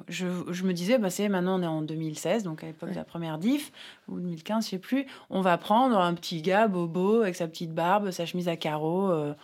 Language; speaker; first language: French; native; French